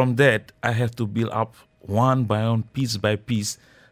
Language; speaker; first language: English; non-native, local second language; Malay